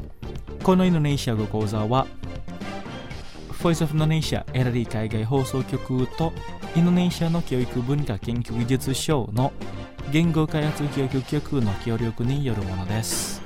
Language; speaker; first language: Japanese; non-native, fluent; Indonesian